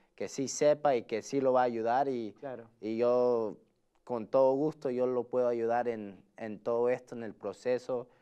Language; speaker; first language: Spanish; early bilingual, heritage; Spanish